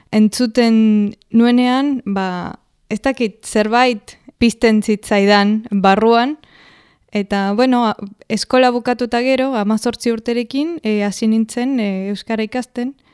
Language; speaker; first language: Basque; non-native, fluent; Spanish